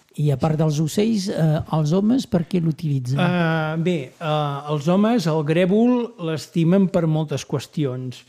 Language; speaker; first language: Catalan; native; Catalan